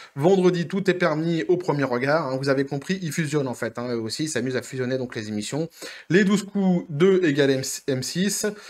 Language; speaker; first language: French; native; French